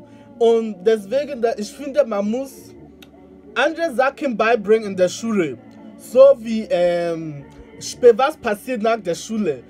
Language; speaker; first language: German; non-native, learner; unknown